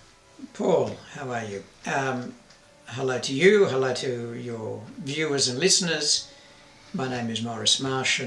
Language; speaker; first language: English; native; English